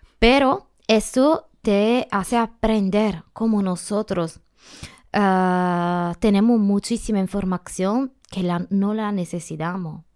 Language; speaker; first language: Spanish; non-native, learner; Italian